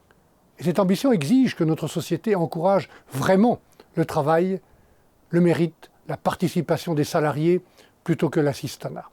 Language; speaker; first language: French; native; French